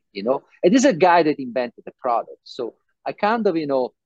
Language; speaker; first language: English; non-native, fluent; Italian